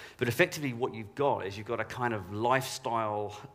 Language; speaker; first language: English; native; English